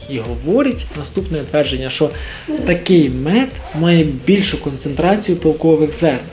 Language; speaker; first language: Ukrainian; non-native, local second language; Russian